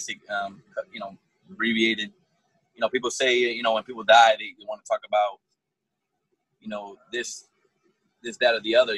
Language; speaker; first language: English; native; English